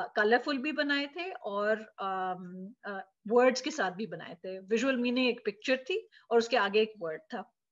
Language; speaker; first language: Urdu; native; Urdu